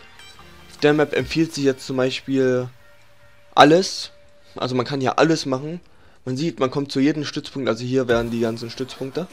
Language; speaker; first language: German; native; German